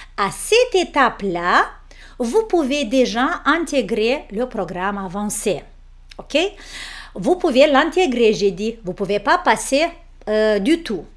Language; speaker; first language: French; non-native, fluent; Romanian